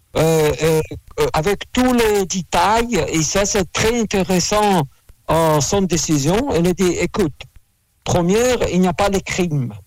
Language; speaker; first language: French; non-native, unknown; Russian